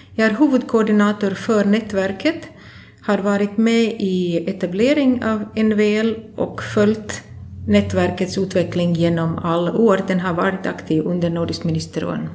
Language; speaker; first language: Swedish; non-native, fluent; Latvian